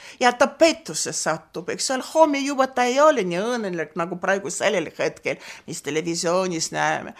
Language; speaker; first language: Estonian; non-native, local second language; Russian